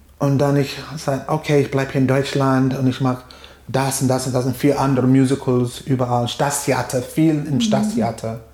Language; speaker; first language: German; non-native, fluent; English